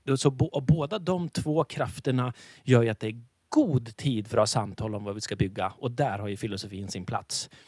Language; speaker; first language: Swedish; native; Swedish